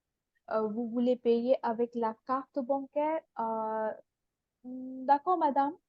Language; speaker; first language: French; non-native, fluent; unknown